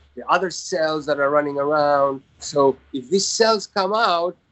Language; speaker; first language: English; non-native, fluent; Spanish